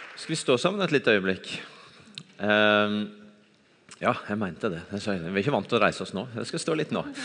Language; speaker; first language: Norwegian; native; Norwegian